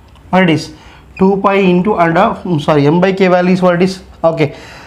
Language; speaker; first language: English; non-native, local second language; Telugu